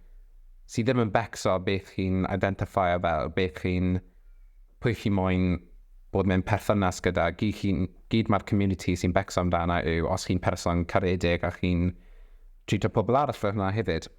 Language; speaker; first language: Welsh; non-native, local second language; English